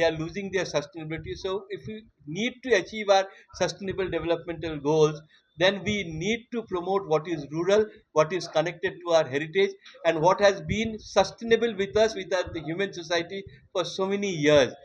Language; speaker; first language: English; non-native, local second language; Bangla